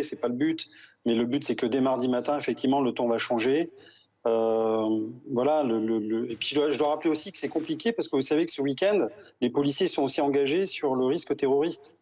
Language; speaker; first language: French; native; French